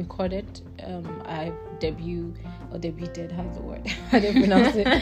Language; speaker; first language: English; non-native, local second language; Igbo